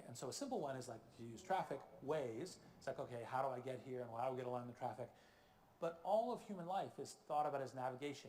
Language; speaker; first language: English; native; English